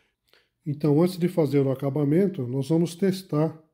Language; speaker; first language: Portuguese; native; Portuguese